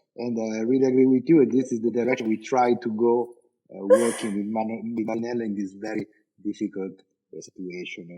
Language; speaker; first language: English; non-native, fluent; Italian